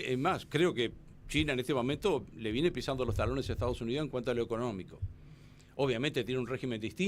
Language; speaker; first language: Spanish; native; Spanish